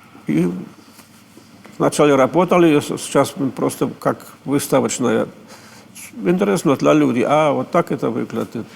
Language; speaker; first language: Russian; non-native, fluent; German